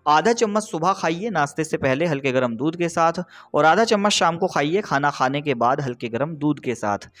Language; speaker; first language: Hindi; native; Hindi